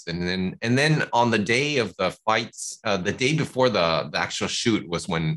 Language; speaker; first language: English; native; English